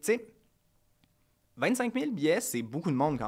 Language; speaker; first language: French; native; French